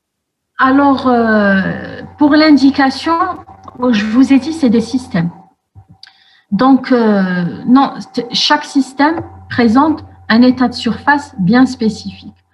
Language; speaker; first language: French; non-native, local second language; Arabic